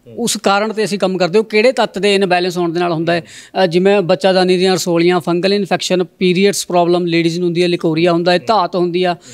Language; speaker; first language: Punjabi; native; Punjabi